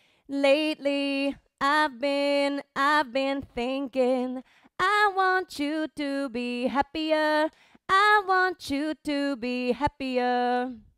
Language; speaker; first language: English; native; English